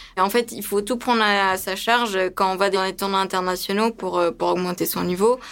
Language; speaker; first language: French; early bilingual, other home language; Romanian